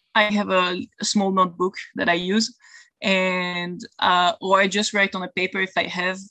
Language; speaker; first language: English; non-native, fluent; French